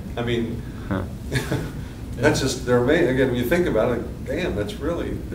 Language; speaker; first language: English; native; English